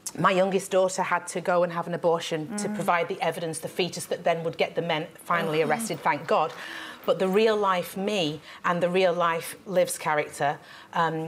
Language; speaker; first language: English; native; English